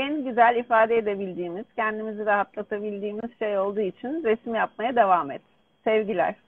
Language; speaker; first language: Turkish; native; Turkish